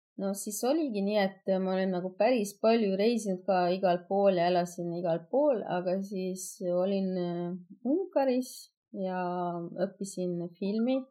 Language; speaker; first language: Estonian; non-native, fluent; Hungarian